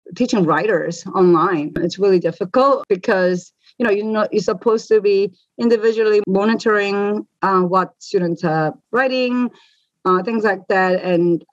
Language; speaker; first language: English; native; English